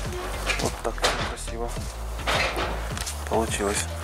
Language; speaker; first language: Russian; native; Russian